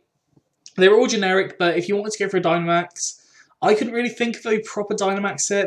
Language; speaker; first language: English; native; English